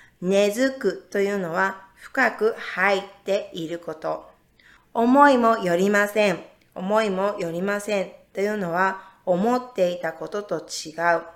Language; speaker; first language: Japanese; native; Japanese